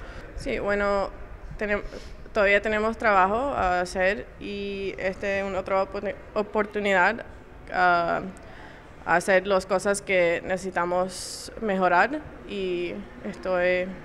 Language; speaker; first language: Spanish; early bilingual, heritage; English